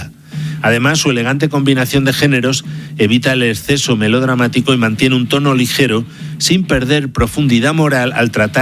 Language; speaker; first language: Spanish; native; Spanish